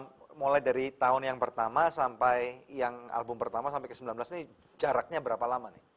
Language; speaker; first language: Indonesian; native; Indonesian